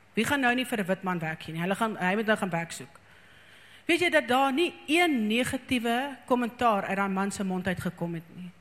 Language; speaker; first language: Afrikaans; native; Afrikaans